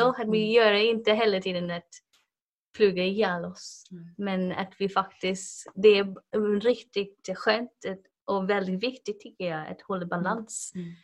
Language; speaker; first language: Swedish; non-native, fluent; English